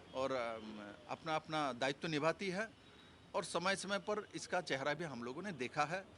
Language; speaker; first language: Hindi; non-native, local second language; Bangla